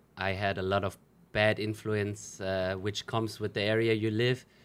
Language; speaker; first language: English; non-native, fluent; German